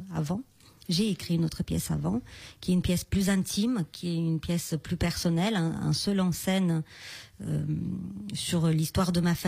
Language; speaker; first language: French; non-native, fluent; Romanian